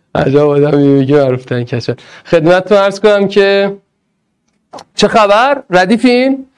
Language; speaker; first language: Persian; non-native, local second language; Arabic